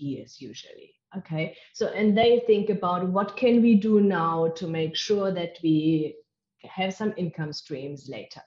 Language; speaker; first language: English; non-native, fluent; German